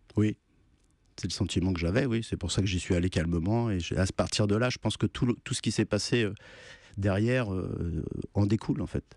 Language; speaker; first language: French; native; French